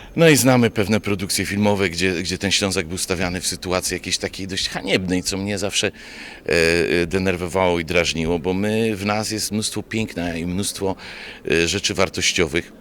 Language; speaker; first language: Polish; non-native, local second language; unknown